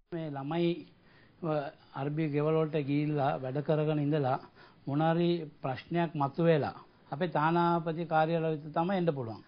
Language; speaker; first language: Sinhala; non-native, local second language; Tamil